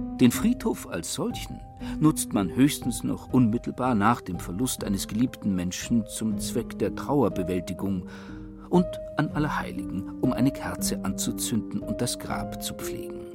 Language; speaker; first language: German; native; German